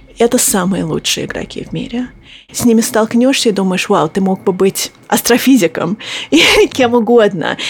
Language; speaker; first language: Russian; early bilingual, heritage; Russian